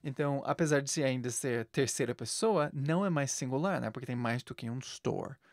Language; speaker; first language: Portuguese; non-native, fluent; English